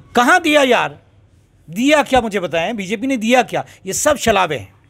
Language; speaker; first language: Hindi; native; Hindi